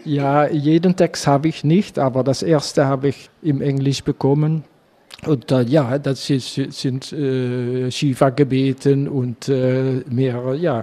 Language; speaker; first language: German; non-native, learner; Dutch